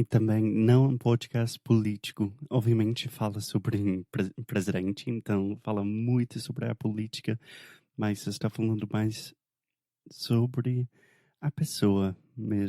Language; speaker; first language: Portuguese; non-native, fluent; English